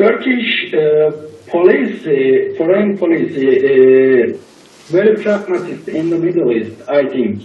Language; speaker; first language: English; non-native, learner; Turkish